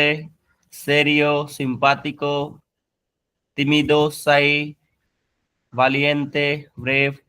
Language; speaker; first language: Spanish; non-native, learner; Hindi